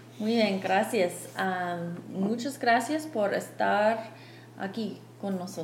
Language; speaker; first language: Spanish; non-native, fluent; English